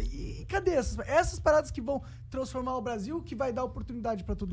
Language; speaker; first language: Portuguese; native; Portuguese